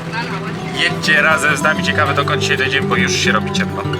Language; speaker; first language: Polish; native; Polish